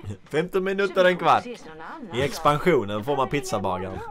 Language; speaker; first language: Swedish; native; Swedish